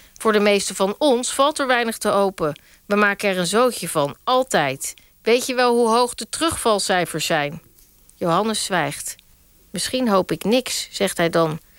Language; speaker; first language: Dutch; native; Dutch